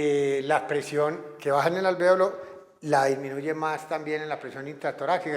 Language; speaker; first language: Spanish; native; Spanish